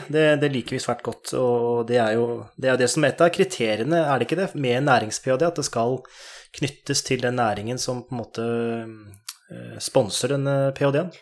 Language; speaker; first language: Norwegian; native; Norwegian